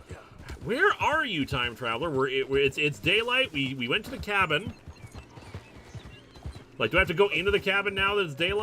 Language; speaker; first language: English; native; English